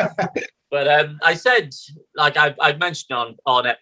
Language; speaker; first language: English; native; English